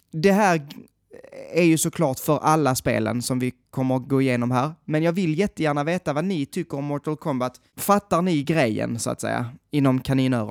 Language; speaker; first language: Swedish; native; Swedish